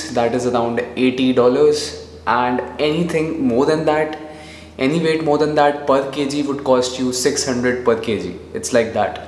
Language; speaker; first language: English; non-native, local second language; Hindi